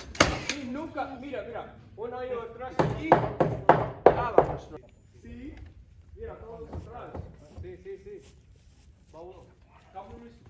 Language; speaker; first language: Spanish; non-native, learner; English